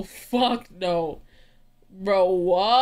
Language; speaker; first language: English; native; English